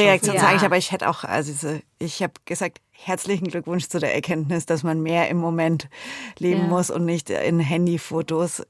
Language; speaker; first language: German; native; German